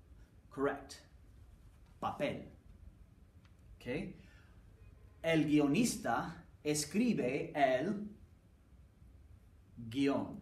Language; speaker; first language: Spanish; non-native, fluent; English